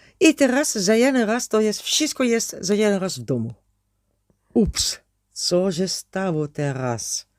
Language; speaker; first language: Polish; non-native, learner; Dutch